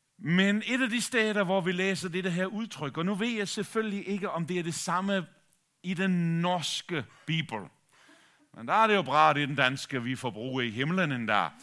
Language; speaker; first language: Danish; native; Danish